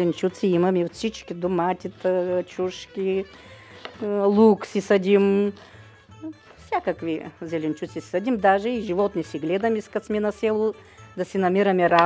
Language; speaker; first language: Bulgarian; native; Bulgarian